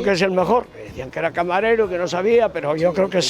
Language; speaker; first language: Spanish; native; Spanish